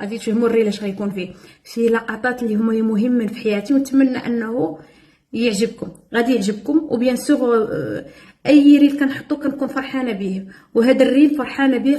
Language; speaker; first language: Arabic; native; Arabic